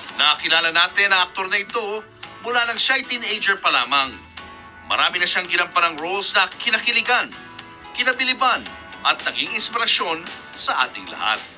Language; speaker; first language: Filipino; native; Filipino